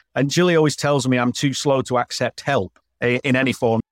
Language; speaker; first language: English; native; English